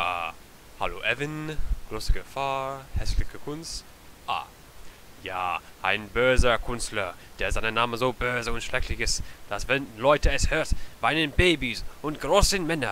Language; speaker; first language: German; non-native, learner; English